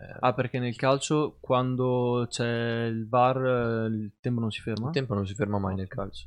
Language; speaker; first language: Italian; native; Italian